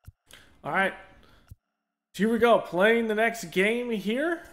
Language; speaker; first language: English; native; English